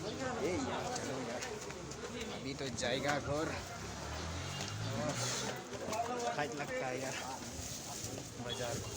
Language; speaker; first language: Hindi; non-native, local second language; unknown